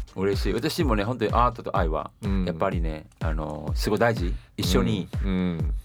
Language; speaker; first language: Japanese; non-native, fluent; Chinese